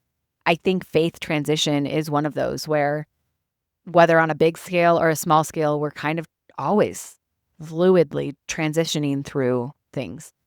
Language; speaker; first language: English; native; English